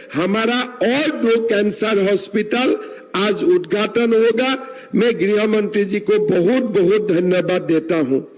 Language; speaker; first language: Hindi; non-native, local second language; Assamese